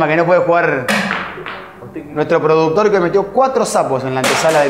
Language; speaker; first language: Spanish; native; Spanish